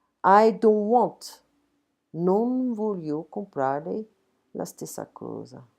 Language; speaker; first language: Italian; non-native, fluent; French